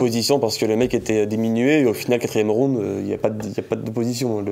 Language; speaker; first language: French; native; French